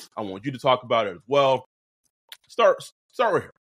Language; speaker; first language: English; native; English